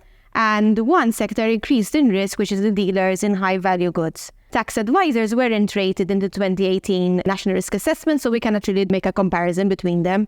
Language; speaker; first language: English; non-native, local second language; Maltese